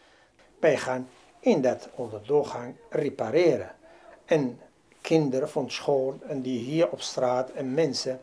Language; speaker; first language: Dutch; non-native, learner; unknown